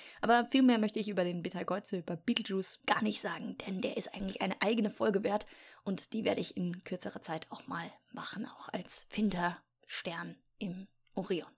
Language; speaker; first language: German; native; German